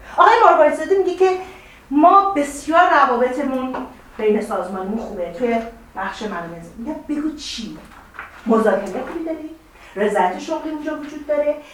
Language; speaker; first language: Persian; native; Persian